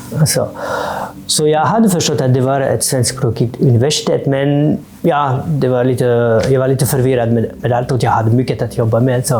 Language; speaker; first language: Swedish; non-native, fluent; French